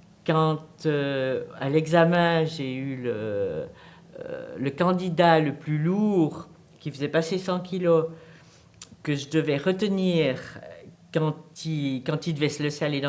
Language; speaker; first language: French; native; French